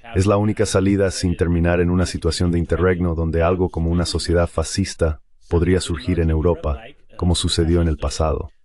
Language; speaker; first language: Spanish; native; Spanish